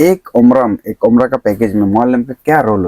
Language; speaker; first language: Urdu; non-native, learner; Bangla